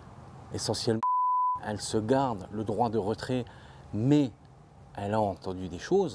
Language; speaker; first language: French; native; French